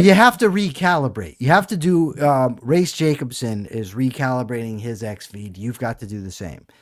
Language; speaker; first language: English; native; English